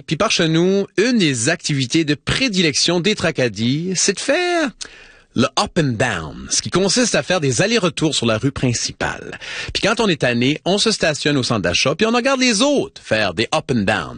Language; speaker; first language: French; native; French